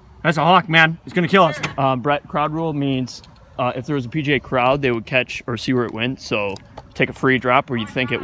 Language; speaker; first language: English; native; English